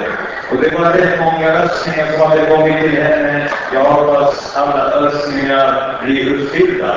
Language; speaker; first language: Swedish; non-native, fluent; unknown